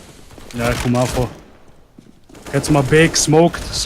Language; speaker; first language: German; native; German